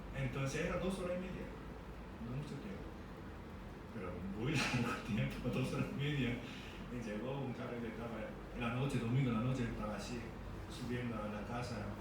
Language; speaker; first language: Spanish; non-native, fluent; Korean